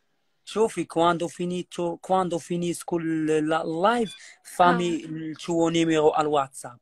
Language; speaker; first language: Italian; non-native, learner; Arabic